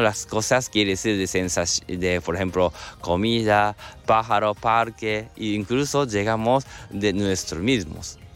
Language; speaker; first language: Spanish; non-native, learner; Japanese